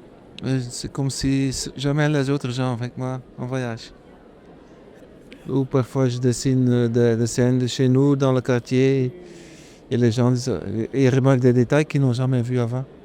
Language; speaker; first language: French; non-native, fluent; Dutch